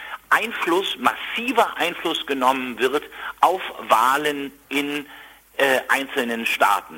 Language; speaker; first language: German; native; German